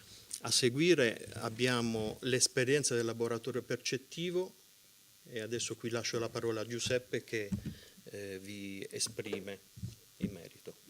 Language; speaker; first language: Italian; native; Italian